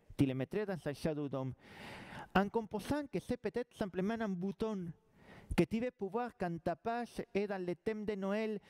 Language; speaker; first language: French; non-native, fluent; Spanish